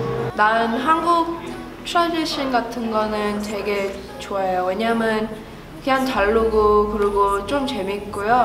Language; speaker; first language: Korean; early bilingual, heritage; Korean